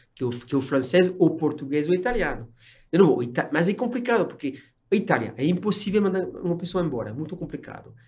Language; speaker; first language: Portuguese; non-native, fluent; French